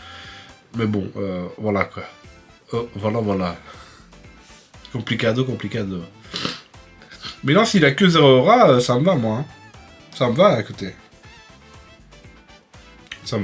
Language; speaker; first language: French; native; French